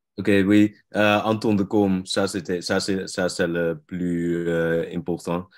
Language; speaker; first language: French; non-native, learner; Dutch